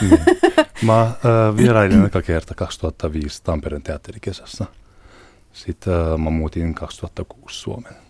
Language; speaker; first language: Finnish; non-native, fluent; Hungarian